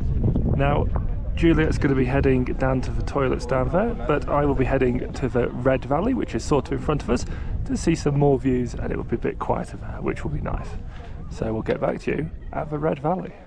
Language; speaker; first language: English; native; English